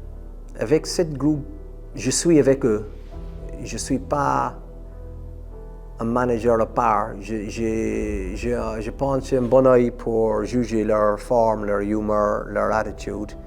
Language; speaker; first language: French; non-native, fluent; English